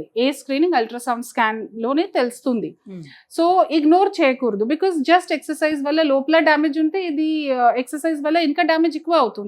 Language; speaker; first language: Telugu; non-native, fluent; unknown